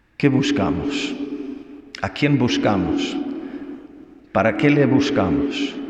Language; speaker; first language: Spanish; non-native, fluent; English